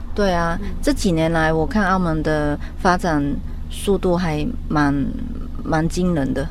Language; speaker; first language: Chinese; non-native, local second language; Cantonese